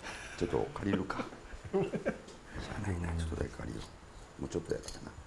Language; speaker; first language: Japanese; native; Japanese